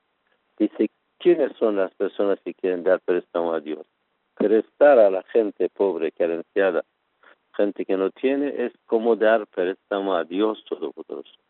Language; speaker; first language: Spanish; non-native, fluent; Persian